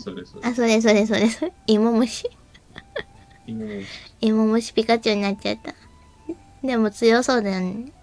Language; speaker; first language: Japanese; native; Japanese